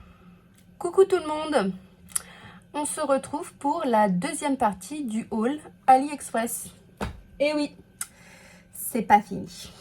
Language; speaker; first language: French; native; French